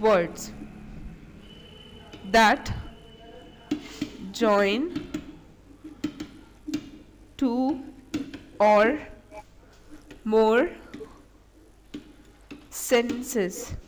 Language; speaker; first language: English; non-native, local second language; Hindi